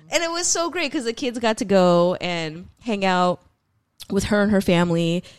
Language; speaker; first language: English; early bilingual, other home language; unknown